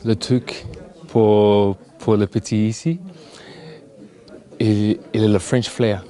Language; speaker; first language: French; non-native, learner; English